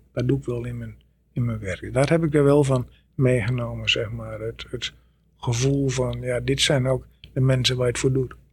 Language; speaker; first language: Dutch; native; Dutch